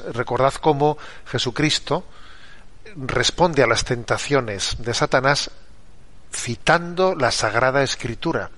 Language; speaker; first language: Spanish; native; Spanish